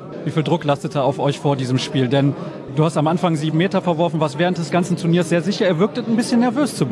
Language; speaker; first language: German; native; German